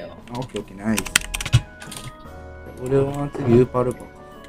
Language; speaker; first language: Japanese; native; Japanese